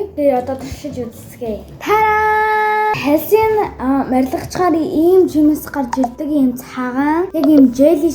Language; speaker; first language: Mongolian; early bilingual, heritage; Mongolian